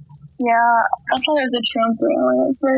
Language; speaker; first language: English; native; English